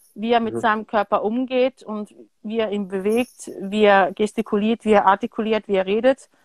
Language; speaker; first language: German; native; German